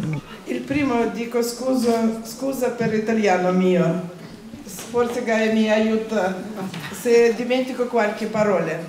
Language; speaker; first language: Italian; non-native, learner; Russian